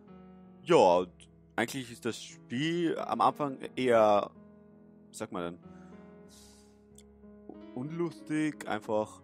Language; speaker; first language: German; native; German